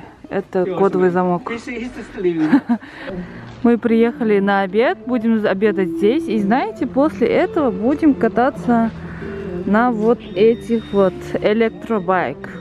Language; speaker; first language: Russian; non-native, local second language; Kazakh